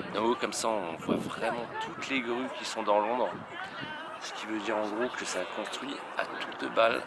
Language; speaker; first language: French; native; French